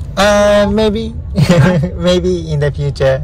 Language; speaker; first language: English; non-native, learner; Japanese